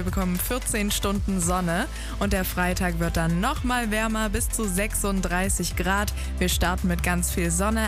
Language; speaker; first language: German; native; German